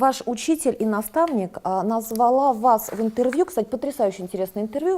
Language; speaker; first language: Russian; native; Russian